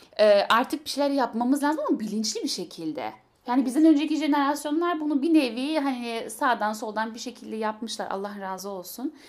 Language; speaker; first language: Turkish; early bilingual, heritage; Turkish